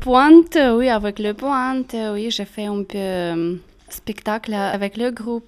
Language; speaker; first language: French; non-native, learner; Russian